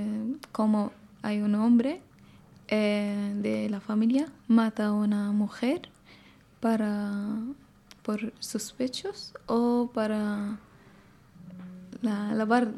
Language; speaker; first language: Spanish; non-native, learner; Arabic